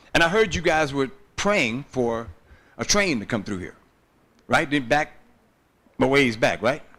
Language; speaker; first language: English; native; English